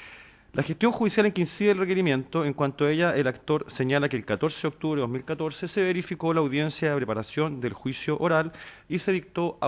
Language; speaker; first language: Spanish; native; Spanish